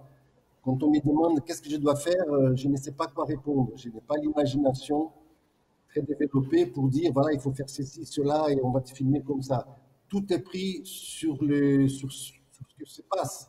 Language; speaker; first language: French; non-native, fluent; Portuguese